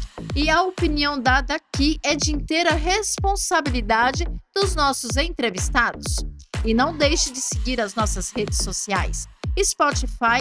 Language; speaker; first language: Portuguese; native; Portuguese